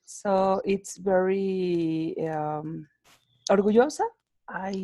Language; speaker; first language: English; non-native, learner; Spanish